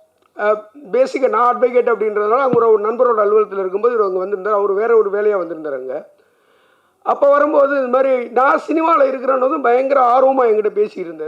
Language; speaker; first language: Tamil; native; Tamil